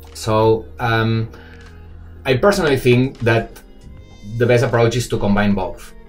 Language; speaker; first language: English; non-native, fluent; Spanish